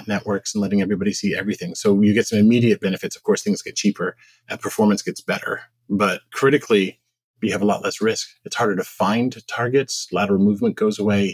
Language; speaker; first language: English; native; English